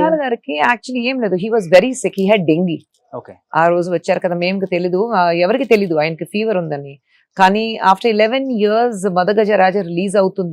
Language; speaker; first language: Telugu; non-native, fluent; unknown